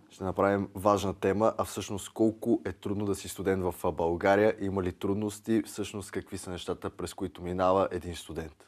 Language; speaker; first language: Bulgarian; native; Bulgarian